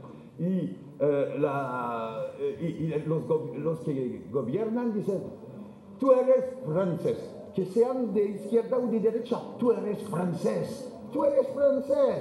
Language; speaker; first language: Spanish; non-native, fluent; French